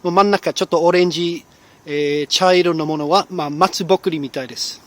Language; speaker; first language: Japanese; non-native, fluent; English